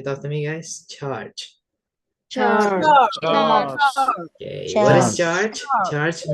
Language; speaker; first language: English; non-native, local second language; Indonesian